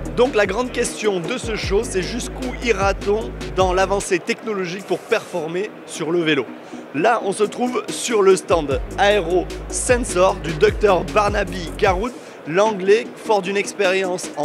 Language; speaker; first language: French; native; French